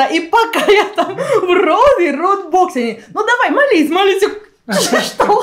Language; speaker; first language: Russian; non-native, fluent; Spanish